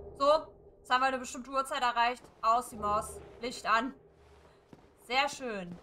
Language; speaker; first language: German; native; German